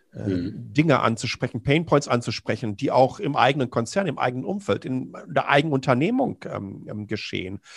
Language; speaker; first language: German; native; German